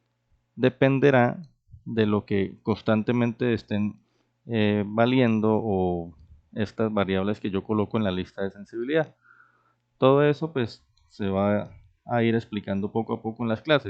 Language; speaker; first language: Spanish; native; Spanish